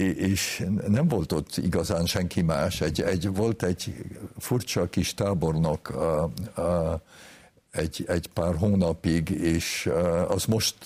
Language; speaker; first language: Hungarian; early bilingual, heritage; Hungarian